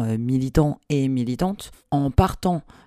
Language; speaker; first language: French; native; French